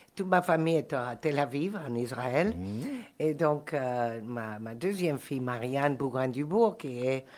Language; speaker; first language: French; non-native, fluent; Spanish